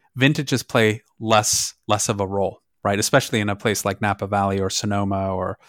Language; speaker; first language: English; non-native, fluent; German